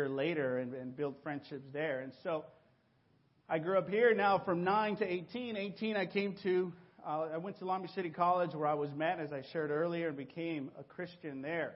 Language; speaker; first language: English; early bilingual, other home language; Spanish